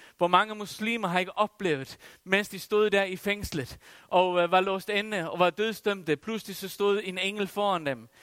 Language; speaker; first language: Danish; non-native, local second language; Faroese